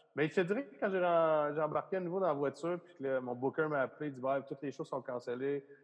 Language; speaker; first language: French; native; French